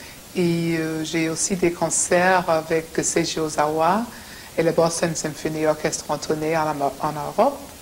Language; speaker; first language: French; non-native, fluent; English